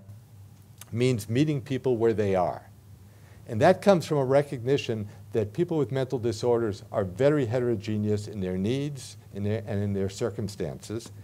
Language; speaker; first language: English; native; English